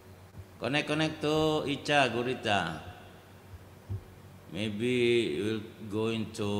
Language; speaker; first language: English; non-native, learner; Indonesian